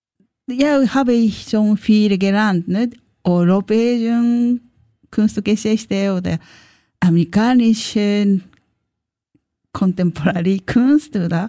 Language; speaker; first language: German; non-native, learner; Japanese